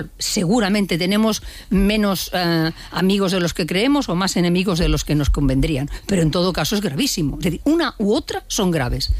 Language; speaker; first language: Spanish; native; Spanish